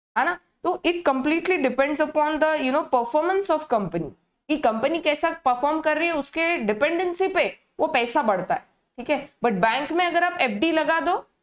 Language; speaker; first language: Hindi; native; Hindi